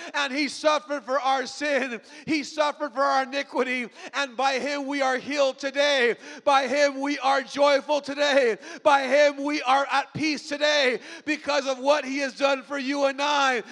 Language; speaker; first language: English; early bilingual, other home language; Spanish